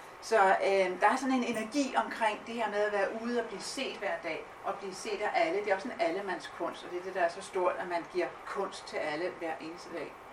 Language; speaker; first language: Danish; native; Danish